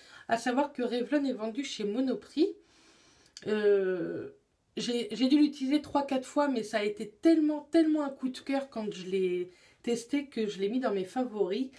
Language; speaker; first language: French; native; French